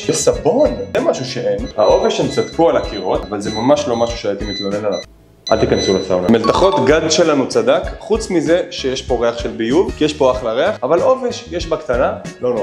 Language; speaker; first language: Hebrew; native; Hebrew